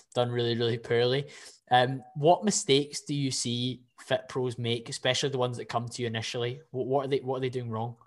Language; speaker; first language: English; native; English